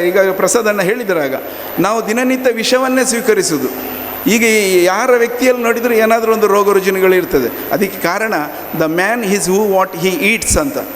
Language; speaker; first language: Kannada; non-native, local second language; Konkani